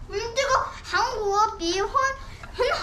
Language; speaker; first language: Chinese; early bilingual, heritage; Chinese